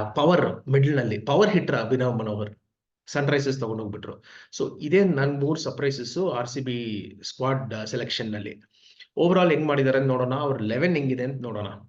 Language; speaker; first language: Kannada; non-native, local second language; Tamil